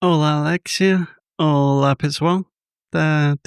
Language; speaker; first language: Portuguese; non-native, fluent; English